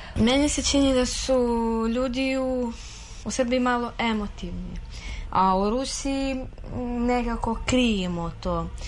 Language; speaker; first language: Serbian; non-native, fluent; Russian